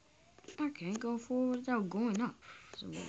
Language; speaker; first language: English; native; English